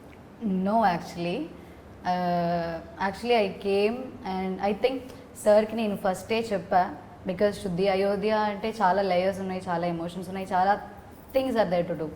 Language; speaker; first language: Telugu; non-native, learner; Malayalam